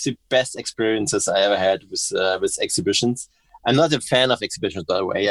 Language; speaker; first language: English; non-native, fluent; German